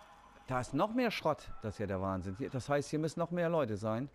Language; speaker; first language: German; native; German